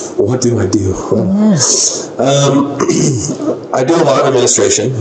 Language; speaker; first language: English; non-native, fluent; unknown